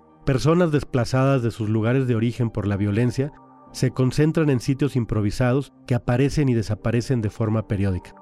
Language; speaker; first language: Spanish; native; Spanish